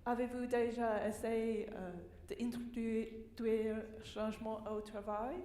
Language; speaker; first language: French; non-native, learner; English